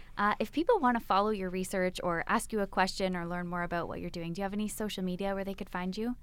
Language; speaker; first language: English; native; English